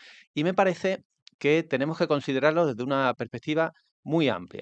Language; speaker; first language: Spanish; native; Spanish